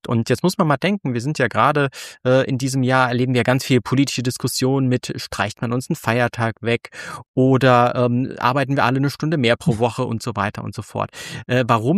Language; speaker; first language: German; native; German